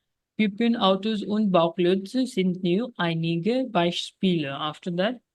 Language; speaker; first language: German; non-native, fluent; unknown